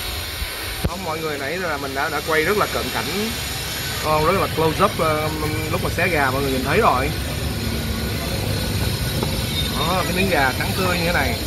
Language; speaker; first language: Vietnamese; native; Vietnamese